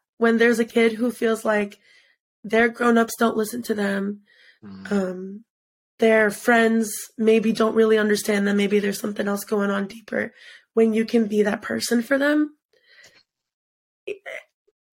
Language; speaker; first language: English; native; English